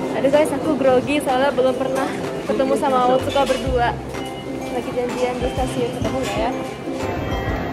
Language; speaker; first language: Indonesian; non-native, fluent; Japanese